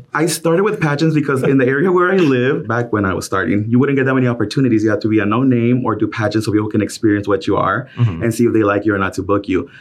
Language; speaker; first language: English; early bilingual, other home language; Spanish